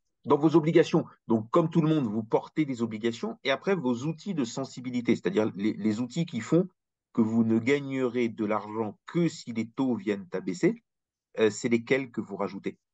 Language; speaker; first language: French; native; French